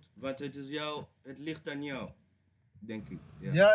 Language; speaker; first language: Dutch; non-native, fluent; English